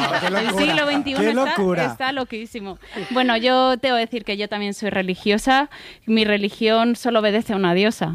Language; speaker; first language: Spanish; native; Spanish